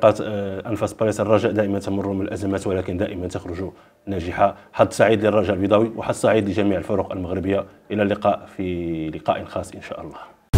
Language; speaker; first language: Arabic; native; Arabic